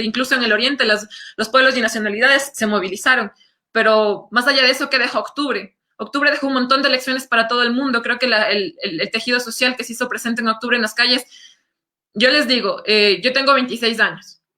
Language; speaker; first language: Spanish; native; Spanish